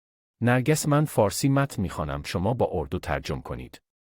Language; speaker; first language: Persian; non-native, fluent; Urdu